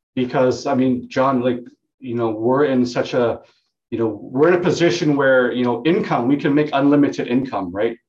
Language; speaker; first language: English; non-native, local second language; Vietnamese